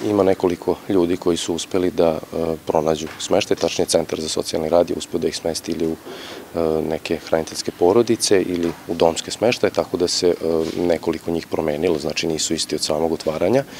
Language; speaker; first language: Serbian; native; Serbian